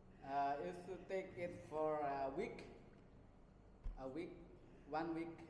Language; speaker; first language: English; non-native, learner; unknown